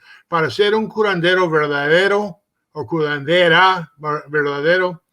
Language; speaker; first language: Spanish; early bilingual, heritage; Spanish